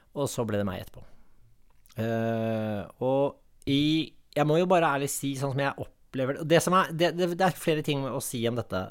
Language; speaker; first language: Norwegian; native; Norwegian